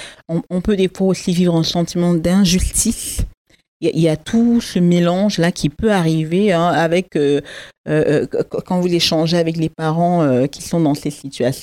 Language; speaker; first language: French; native; French